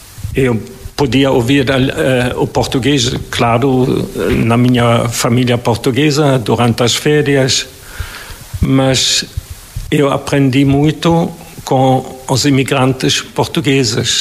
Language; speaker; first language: Portuguese; non-native, fluent; German